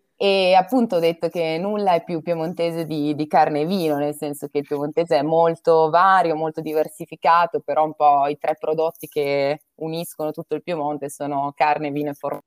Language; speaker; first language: Italian; native; Italian